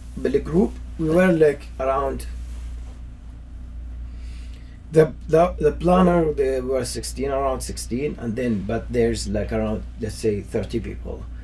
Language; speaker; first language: English; non-native, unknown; Arabic